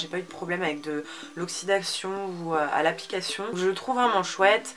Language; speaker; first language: French; native; French